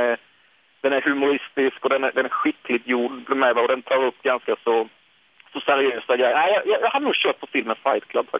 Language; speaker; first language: Swedish; native; Swedish